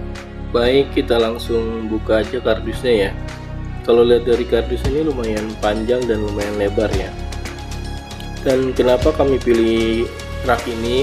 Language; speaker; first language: Indonesian; native; Indonesian